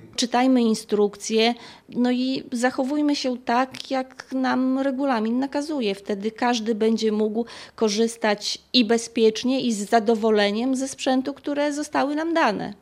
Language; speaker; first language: Polish; native; Polish